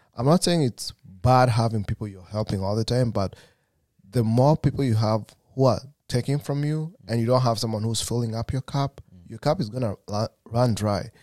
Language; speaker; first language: English; non-native, local second language; Kikuyu